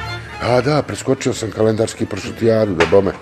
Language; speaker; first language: Serbian; native; Serbian